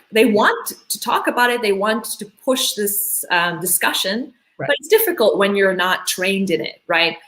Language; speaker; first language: English; early bilingual, other home language; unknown